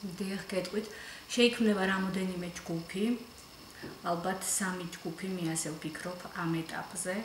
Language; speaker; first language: Georgian; native; Georgian